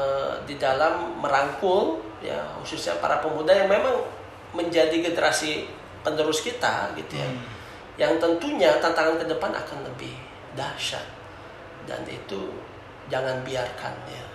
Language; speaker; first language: Indonesian; native; Indonesian